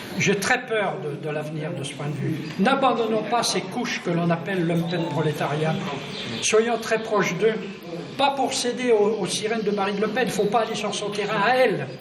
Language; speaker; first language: French; native; French